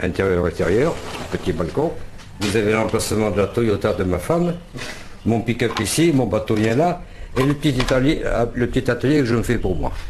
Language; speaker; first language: French; native; French